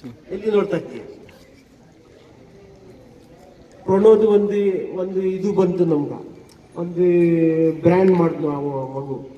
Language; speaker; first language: Kannada; non-native, local second language; Urdu